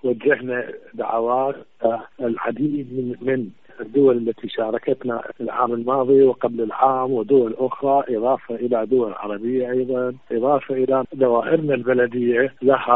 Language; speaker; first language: Arabic; native; Arabic